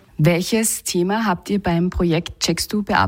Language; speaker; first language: German; native; German